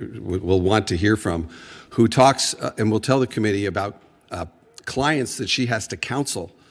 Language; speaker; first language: English; native; English